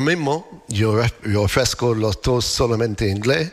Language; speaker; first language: Spanish; non-native, fluent; English